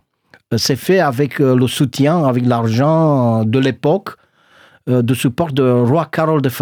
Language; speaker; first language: French; non-native, fluent; Romanian